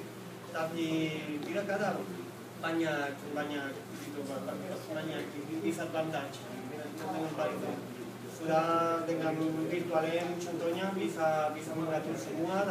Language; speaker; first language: Indonesian; non-native, fluent; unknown